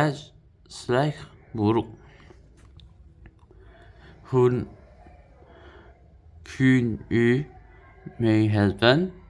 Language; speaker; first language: Dutch; non-native, learner; Indonesian